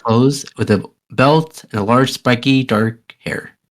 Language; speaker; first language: English; native; English